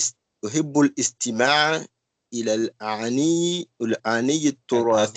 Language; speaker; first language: Arabic; non-native, learner; Comorian